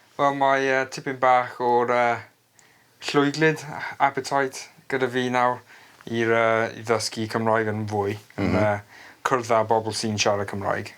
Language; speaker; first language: Welsh; non-native, local second language; English